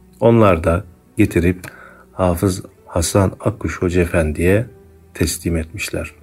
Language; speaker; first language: Turkish; native; Turkish